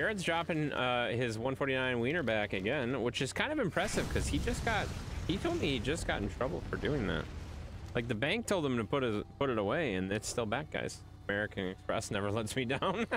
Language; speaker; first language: English; native; English